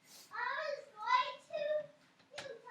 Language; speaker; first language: English; native; English